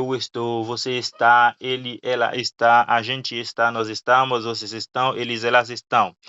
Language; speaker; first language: Portuguese; non-native, fluent; Haitian Creole